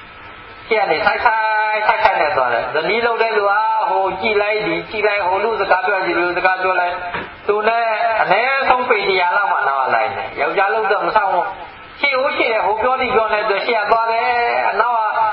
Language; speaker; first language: Burmese; non-native, local second language; Hakha Chin